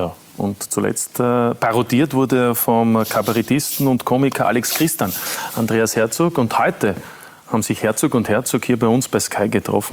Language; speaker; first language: German; native; German